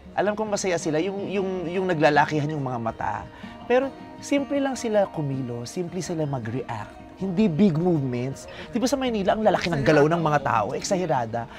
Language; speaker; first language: Filipino; native; Filipino